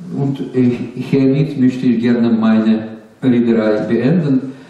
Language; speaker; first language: German; non-native, learner; Russian